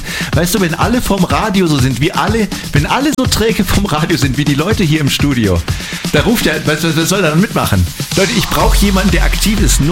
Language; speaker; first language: German; native; German